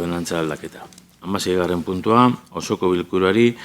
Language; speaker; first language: Basque; native; Basque